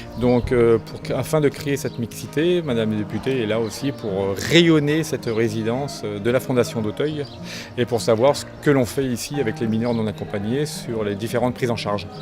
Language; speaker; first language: French; native; French